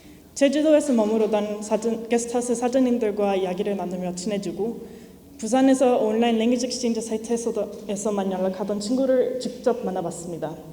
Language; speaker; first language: Korean; non-native, fluent; English